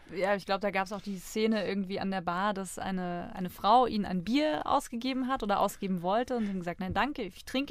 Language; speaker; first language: German; native; German